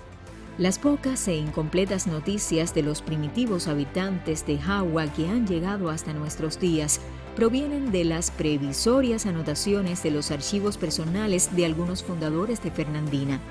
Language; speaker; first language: Spanish; native; Spanish